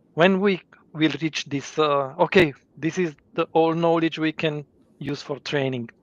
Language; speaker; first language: English; non-native, fluent; Romanian